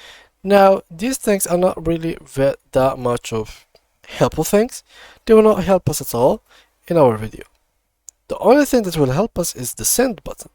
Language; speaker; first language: English; non-native, fluent; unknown